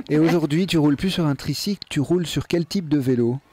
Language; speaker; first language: French; native; French